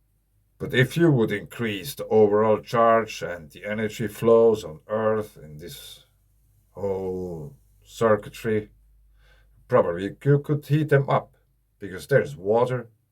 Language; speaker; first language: English; non-native, fluent; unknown